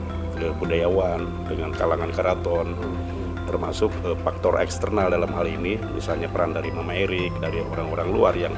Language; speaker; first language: Indonesian; native; Indonesian